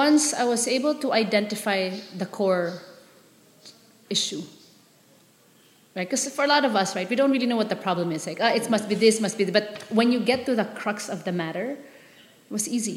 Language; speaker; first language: English; non-native, local second language; Filipino